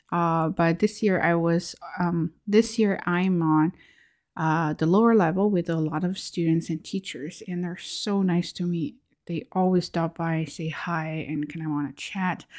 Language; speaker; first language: English; non-native, fluent; Chinese